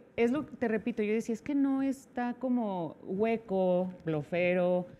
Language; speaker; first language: Spanish; native; Spanish